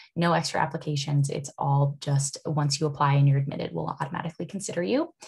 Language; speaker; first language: English; native; English